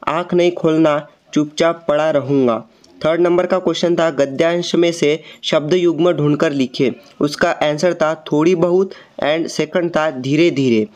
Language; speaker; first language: Hindi; non-native, local second language; Marathi